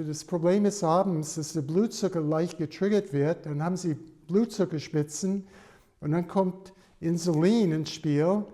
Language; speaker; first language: German; non-native, fluent; English